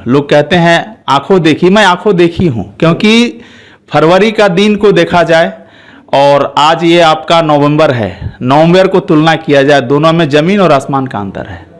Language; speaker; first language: Hindi; non-native, local second language; Assamese